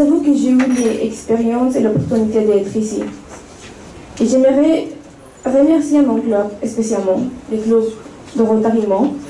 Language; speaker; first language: French; non-native, fluent; Spanish